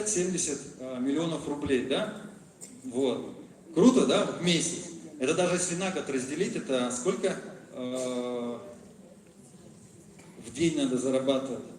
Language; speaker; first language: Russian; native; Russian